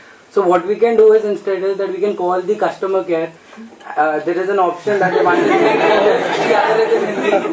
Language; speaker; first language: English; non-native, local second language; Hindi